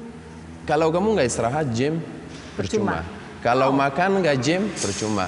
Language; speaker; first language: Indonesian; non-native, learner; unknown